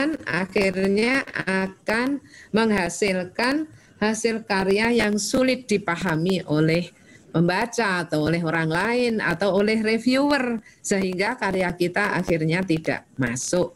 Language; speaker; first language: Indonesian; native; Indonesian